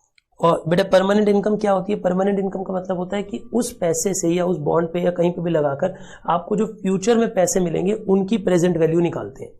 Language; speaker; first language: Hindi; native; Hindi